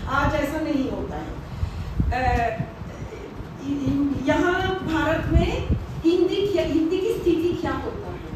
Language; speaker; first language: Hindi; non-native, fluent; Italian